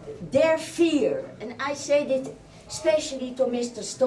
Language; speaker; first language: English; non-native, fluent; Dutch